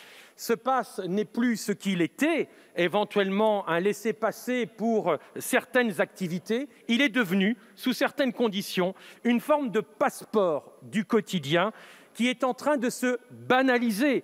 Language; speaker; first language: French; native; French